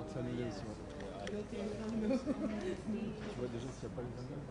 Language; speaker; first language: French; native; French